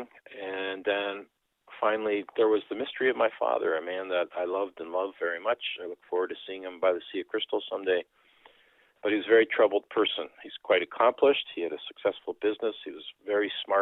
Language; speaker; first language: English; early bilingual, other home language; Dutch